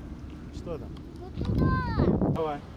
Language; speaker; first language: Russian; native; Russian